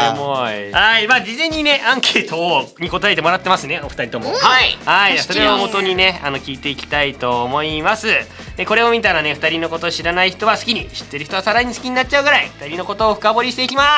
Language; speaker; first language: Japanese; native; Japanese